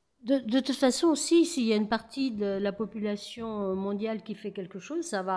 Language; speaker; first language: French; native; French